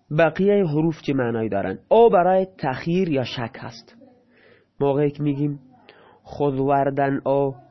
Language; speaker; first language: Persian; non-native, local second language; Baluchi